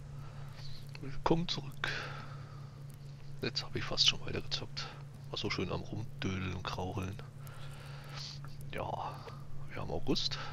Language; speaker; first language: German; native; German